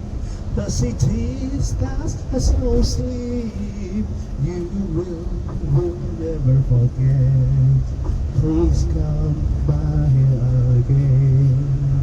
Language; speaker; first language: English; non-native, learner; Vietnamese